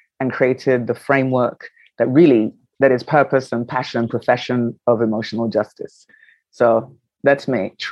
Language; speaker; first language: English; native; English